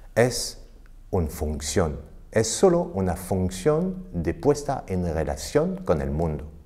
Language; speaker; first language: Spanish; non-native, fluent; French